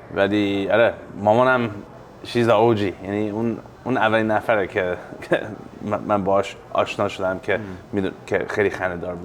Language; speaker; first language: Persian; early bilingual, heritage; English